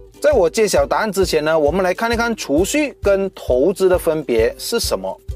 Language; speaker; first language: Chinese; native; Chinese